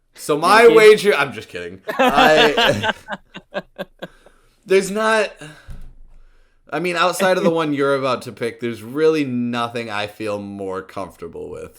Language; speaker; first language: English; native; English